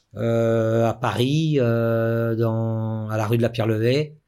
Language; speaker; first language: French; native; French